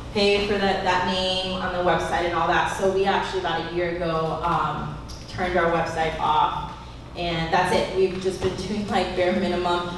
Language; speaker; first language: English; native; English